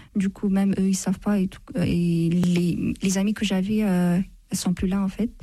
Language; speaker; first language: French; non-native, fluent; Amharic